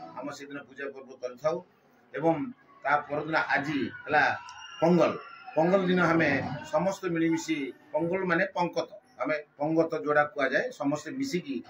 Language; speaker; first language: Odia; non-native, local second language; Telugu